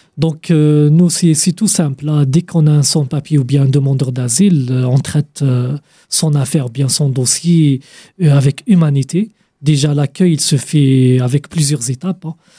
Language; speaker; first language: French; non-native, fluent; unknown